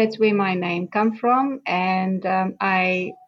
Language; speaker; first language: English; non-native, local second language; Afrikaans